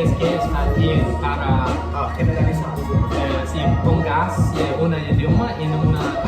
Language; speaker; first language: Spanish; non-native, learner; English